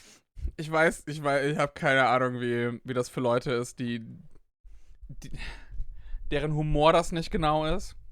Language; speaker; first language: German; native; German